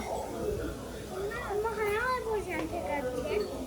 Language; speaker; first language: Korean; early bilingual, heritage; Korean